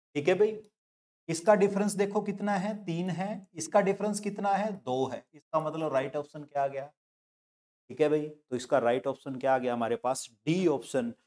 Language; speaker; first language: Hindi; non-native, local second language; Punjabi